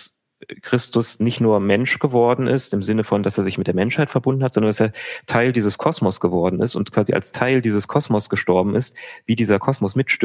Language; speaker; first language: German; native; German